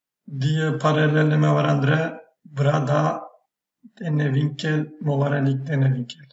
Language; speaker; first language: Norwegian; non-native, fluent; Turkish